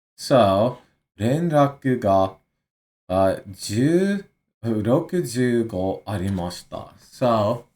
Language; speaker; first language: Japanese; non-native, learner; English